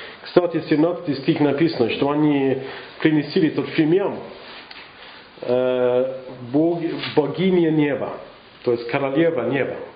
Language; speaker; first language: Russian; non-native, learner; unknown